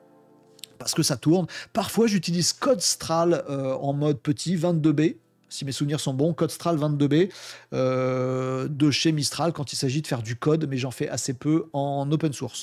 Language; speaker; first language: French; native; French